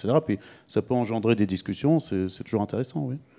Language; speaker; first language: French; native; French